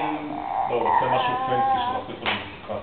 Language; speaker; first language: Hebrew; native; Hebrew